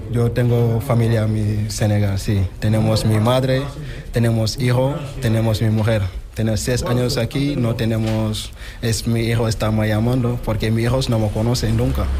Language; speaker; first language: Spanish; non-native, learner; Wolof